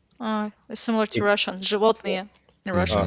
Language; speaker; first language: English; non-native, fluent; Ukrainian